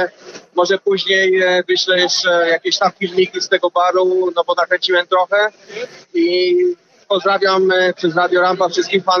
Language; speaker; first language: Polish; early bilingual, heritage; Polish